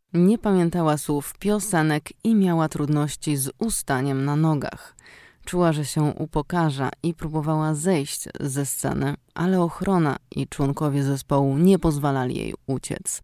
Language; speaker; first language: Polish; native; Polish